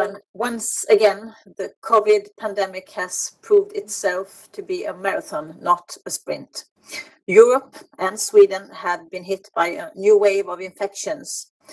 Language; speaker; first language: English; non-native, fluent; Swedish